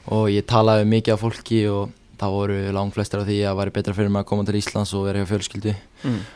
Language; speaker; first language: Icelandic; native; Icelandic